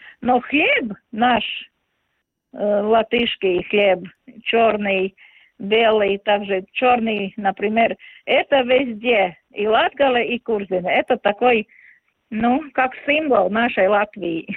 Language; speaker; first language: Russian; non-native, local second language; Latvian